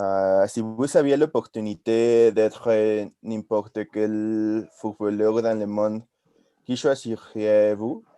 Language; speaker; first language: French; non-native, learner; Spanish